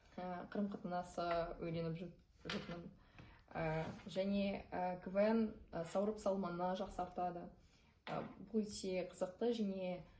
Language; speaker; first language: Kazakh; non-native, local second language; Russian